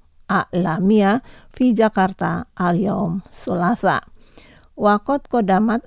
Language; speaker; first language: Arabic; non-native, fluent; Indonesian